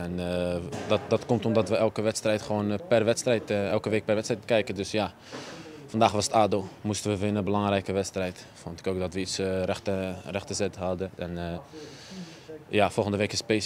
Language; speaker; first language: Dutch; native; Dutch